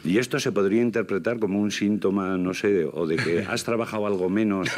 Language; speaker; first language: Spanish; native; Spanish